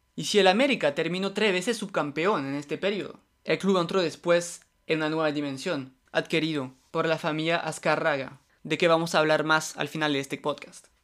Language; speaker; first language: Spanish; non-native, fluent; French